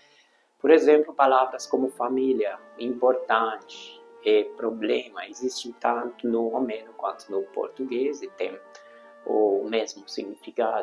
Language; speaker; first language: Portuguese; non-native, fluent; Hungarian